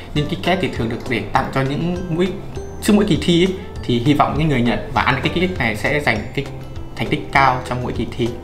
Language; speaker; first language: Vietnamese; native; Vietnamese